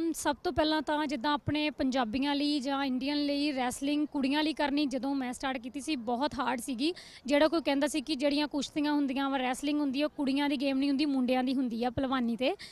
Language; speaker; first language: Punjabi; native; Punjabi